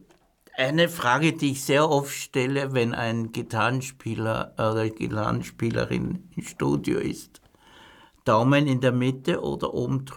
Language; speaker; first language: German; native; German